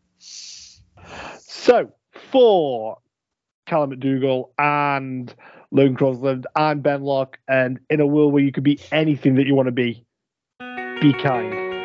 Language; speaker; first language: English; native; English